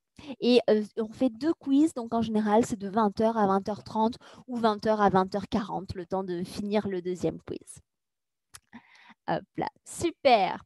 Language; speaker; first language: French; native; French